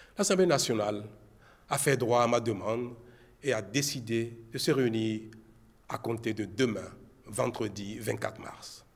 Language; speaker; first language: French; non-native, local second language; Fon